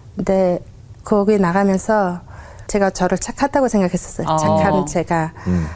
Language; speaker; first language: Korean; non-native, fluent; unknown